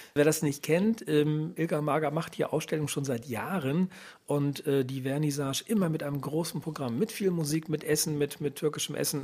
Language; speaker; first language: German; native; German